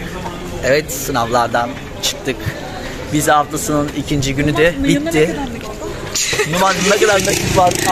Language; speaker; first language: Turkish; native; Turkish